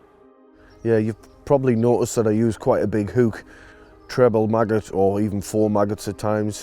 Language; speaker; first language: English; native; English